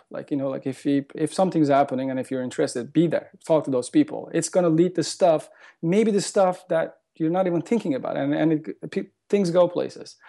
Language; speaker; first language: English; non-native, fluent; Turkish